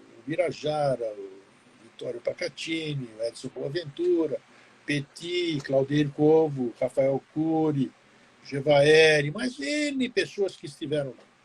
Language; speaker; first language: Portuguese; early bilingual, other home language; Greek